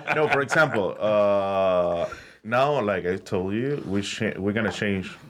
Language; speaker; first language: English; non-native, learner; Spanish